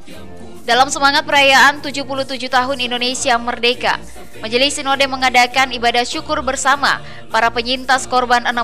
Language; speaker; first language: Indonesian; native; Indonesian